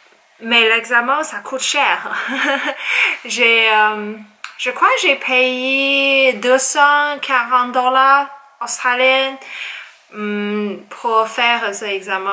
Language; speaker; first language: French; non-native, learner; Chinese